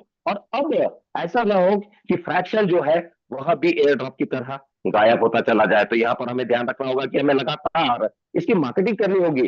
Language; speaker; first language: Hindi; native; Hindi